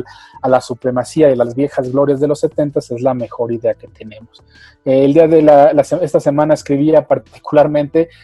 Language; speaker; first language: Spanish; native; Spanish